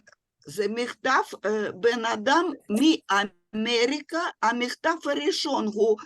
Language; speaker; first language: Hebrew; non-native, fluent; Russian